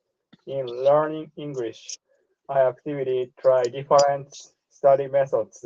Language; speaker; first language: English; non-native, learner; Japanese